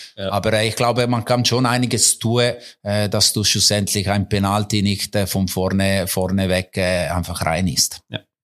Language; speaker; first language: German; non-native, local second language; Italian